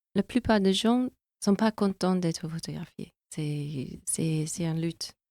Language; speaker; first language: French; non-native, fluent; English